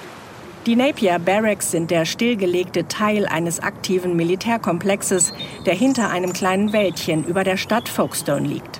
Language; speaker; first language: German; native; German